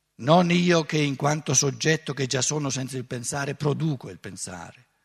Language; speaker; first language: Italian; native; Italian